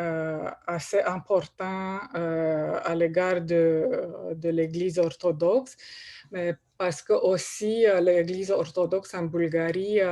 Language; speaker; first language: French; non-native, fluent; Romanian